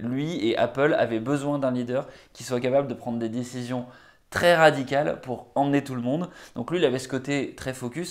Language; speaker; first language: French; native; French